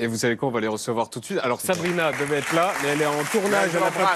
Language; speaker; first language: French; native; French